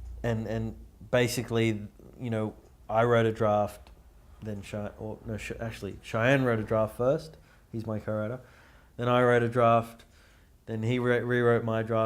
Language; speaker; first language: English; native; English